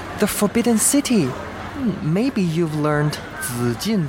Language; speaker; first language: English; non-native, fluent; Chinese